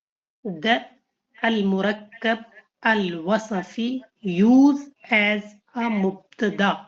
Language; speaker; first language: Arabic; non-native, fluent; Urdu